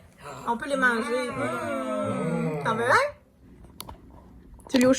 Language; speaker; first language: French; native; French